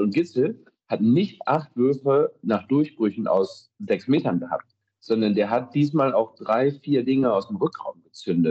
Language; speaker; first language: German; native; German